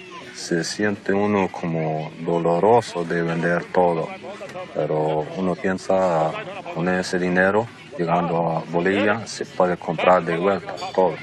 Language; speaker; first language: Spanish; non-native, local second language; Plautdietsch